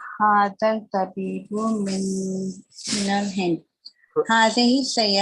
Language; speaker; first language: Arabic; non-native, learner; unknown